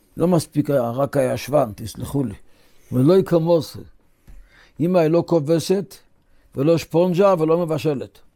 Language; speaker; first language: Hebrew; non-native, local second language; Yiddish